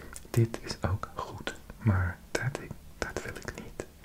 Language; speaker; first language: Dutch; non-native, learner; English